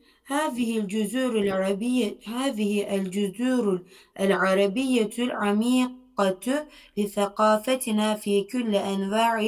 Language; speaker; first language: Arabic; non-native, learner; Turkish